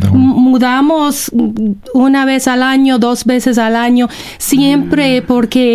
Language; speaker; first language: Spanish; non-native, fluent; English